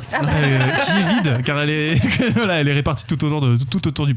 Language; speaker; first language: French; native; French